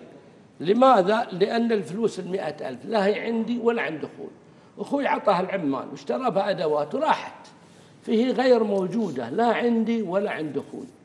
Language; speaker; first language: Arabic; native; Arabic